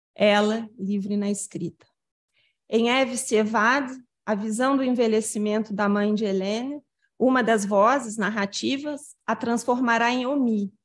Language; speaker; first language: Portuguese; native; Portuguese